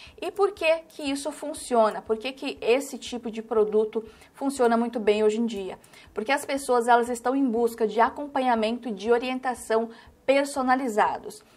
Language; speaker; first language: Portuguese; native; Portuguese